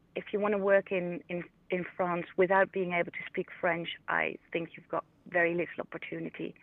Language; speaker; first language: English; non-native, fluent; Dutch